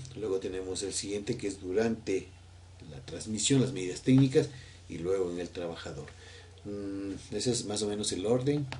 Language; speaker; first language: Spanish; native; Spanish